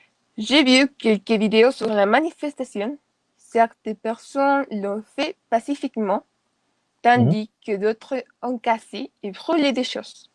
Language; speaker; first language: French; non-native, learner; Spanish